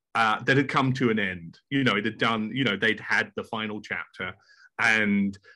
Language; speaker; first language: English; native; English